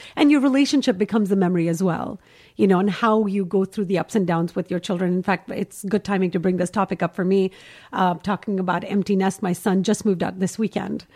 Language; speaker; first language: English; early bilingual, heritage; Hindi